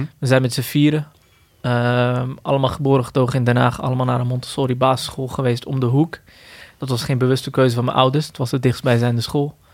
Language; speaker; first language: Dutch; early bilingual, other home language; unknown